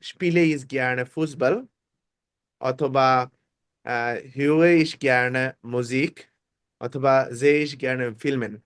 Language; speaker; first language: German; non-native, fluent; Bangla